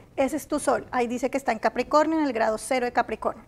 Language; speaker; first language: Spanish; native; Spanish